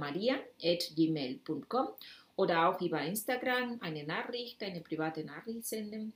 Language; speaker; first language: German; non-native, fluent; Spanish